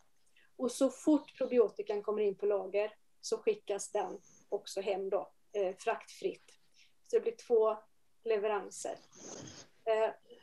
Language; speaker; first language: Swedish; native; Swedish